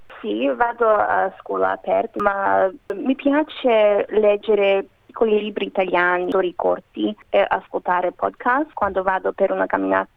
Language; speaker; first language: Italian; non-native, learner; Macedonian